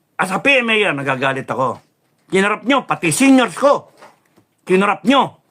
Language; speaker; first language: Filipino; native; Filipino